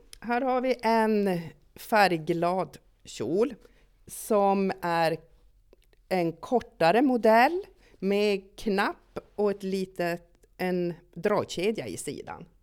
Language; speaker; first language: Swedish; native; Swedish